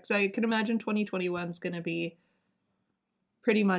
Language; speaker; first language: English; native; English